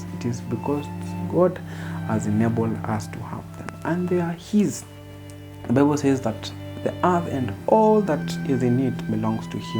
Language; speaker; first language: English; non-native, local second language; Swahili